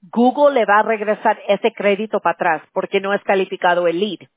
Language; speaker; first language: Spanish; early bilingual, other home language; English